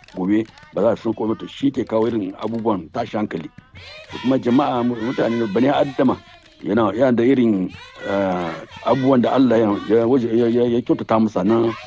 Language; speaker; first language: Hausa; non-native, local second language; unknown